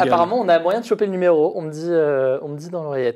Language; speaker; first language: French; native; French